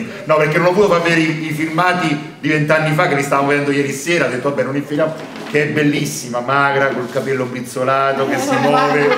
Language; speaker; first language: Italian; native; Italian